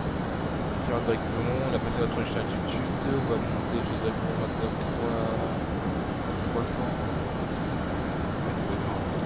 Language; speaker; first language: French; native; French